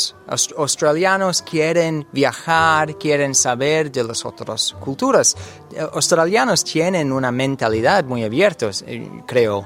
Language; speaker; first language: Spanish; non-native, fluent; English